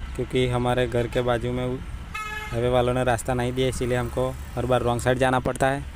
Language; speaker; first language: Hindi; non-native, local second language; Gujarati